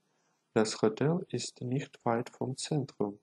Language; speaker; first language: German; non-native, fluent; Ukrainian